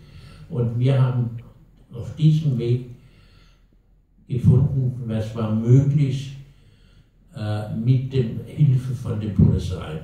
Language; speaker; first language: German; non-native, learner; Danish